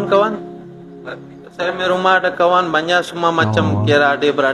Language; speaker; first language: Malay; non-native, learner; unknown